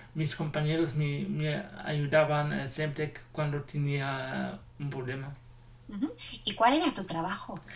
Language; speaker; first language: Spanish; non-native, learner; German